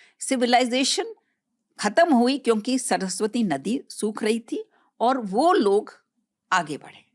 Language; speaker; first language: Hindi; native; Hindi